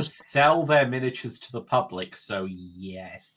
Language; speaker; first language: English; native; English